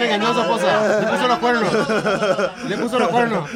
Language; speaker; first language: Spanish; native; Spanish